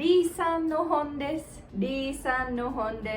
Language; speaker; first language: Japanese; non-native, fluent; English